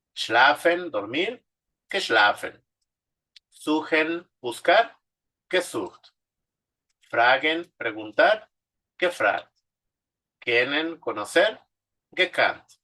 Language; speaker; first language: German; non-native, fluent; Spanish